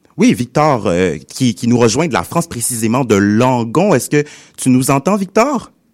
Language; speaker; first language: French; native; French